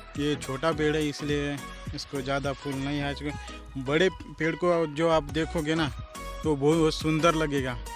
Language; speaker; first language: Hindi; non-native, local second language; Marathi